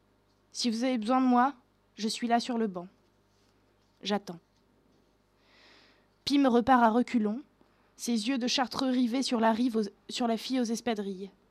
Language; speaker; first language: French; native; French